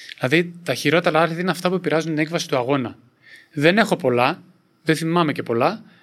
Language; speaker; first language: Greek; native; Greek